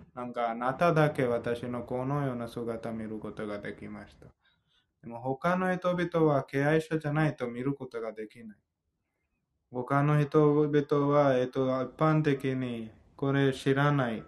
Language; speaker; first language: Japanese; non-native, fluent; Hindi